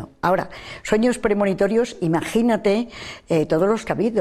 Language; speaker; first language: Spanish; native; Spanish